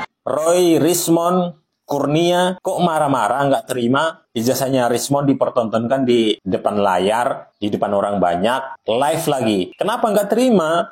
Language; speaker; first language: Indonesian; native; Indonesian